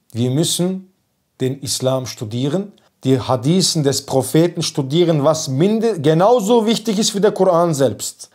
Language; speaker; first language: German; early bilingual, other home language; Turkish